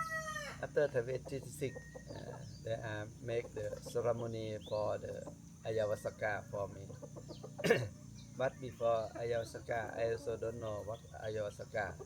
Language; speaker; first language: English; non-native, learner; Thai